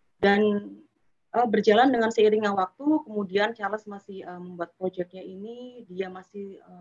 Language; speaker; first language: Indonesian; native; Indonesian